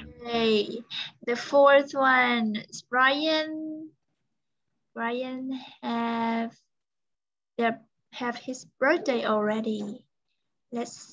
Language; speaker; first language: English; non-native, learner; Vietnamese